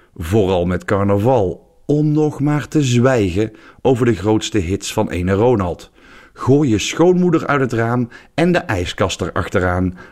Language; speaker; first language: Dutch; native; Dutch